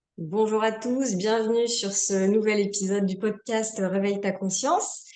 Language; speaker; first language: French; native; French